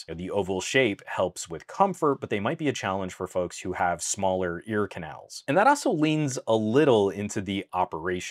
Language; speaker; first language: English; native; English